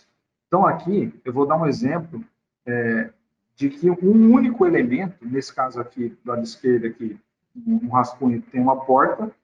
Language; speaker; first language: Portuguese; native; Portuguese